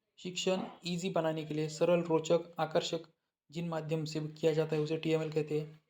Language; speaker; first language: Hindi; non-native, local second language; Marathi